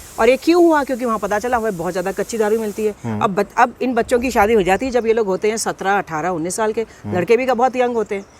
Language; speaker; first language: Hindi; non-native, local second language; Garhwali